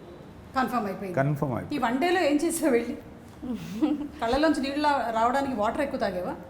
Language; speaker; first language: Telugu; native; Telugu